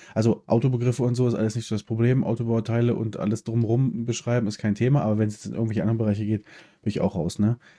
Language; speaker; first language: German; early bilingual, other home language; Polish